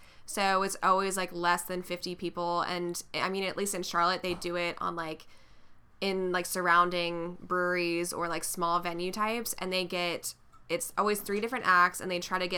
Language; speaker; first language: English; native; English